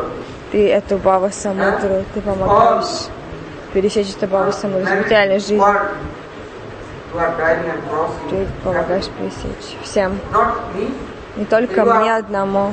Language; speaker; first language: Russian; native; Russian